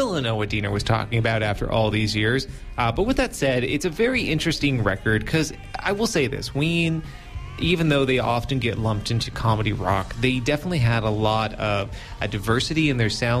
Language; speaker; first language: English; native; English